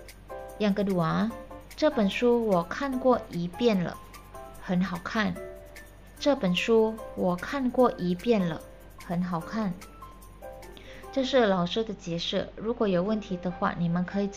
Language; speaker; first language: Chinese; non-native, fluent; Indonesian